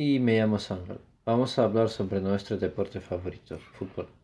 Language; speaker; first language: Spanish; non-native, learner; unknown